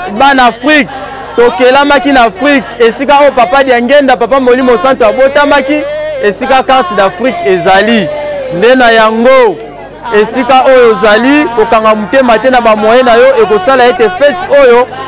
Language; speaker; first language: Lingala; non-native, local second language; Kongo